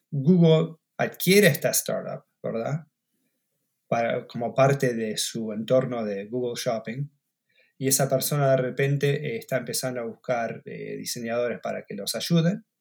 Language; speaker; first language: Spanish; native; Spanish